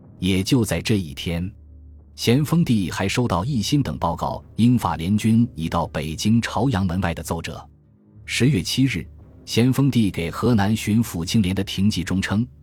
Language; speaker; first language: Chinese; native; Chinese